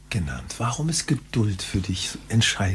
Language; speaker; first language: German; native; German